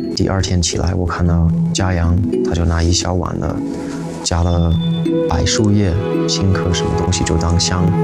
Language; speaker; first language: Chinese; non-native, fluent; English